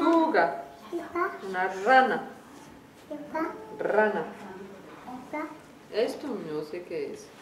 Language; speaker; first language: Spanish; non-native, fluent; French